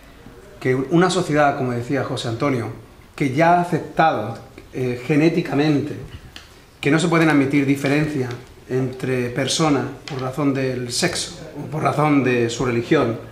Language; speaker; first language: Spanish; native; Spanish